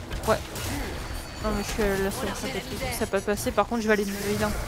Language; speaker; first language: French; native; French